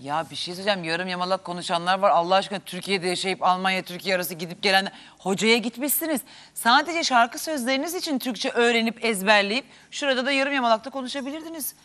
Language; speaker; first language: Turkish; native; Turkish